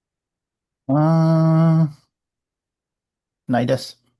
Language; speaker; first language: Japanese; non-native, learner; English